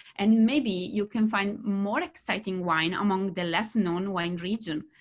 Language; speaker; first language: English; non-native, fluent; Italian